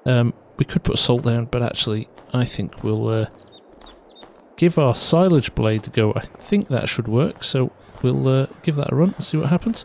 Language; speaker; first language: English; native; English